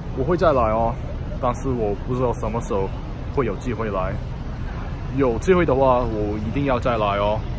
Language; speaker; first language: Chinese; non-native, learner; Cantonese